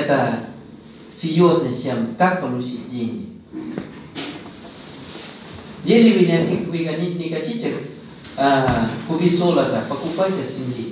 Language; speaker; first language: Russian; non-native, learner; Thai